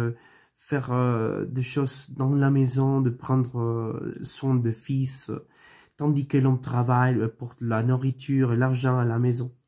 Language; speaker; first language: French; non-native, learner; Spanish